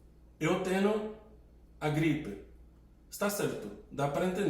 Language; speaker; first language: Portuguese; non-native, fluent; English